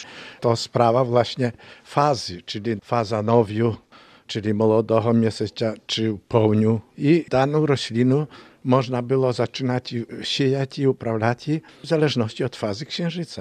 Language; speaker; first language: Polish; non-native, local second language; Ukrainian